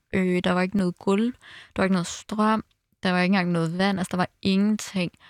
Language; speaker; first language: Danish; early bilingual, other home language; Arabic